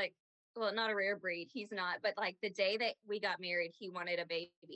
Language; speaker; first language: English; native; English